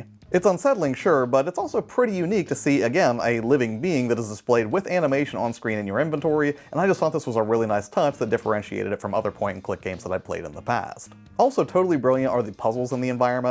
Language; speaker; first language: English; native; English